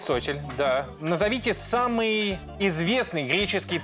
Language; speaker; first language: Russian; native; Russian